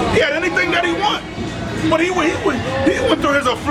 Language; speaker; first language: English; native; English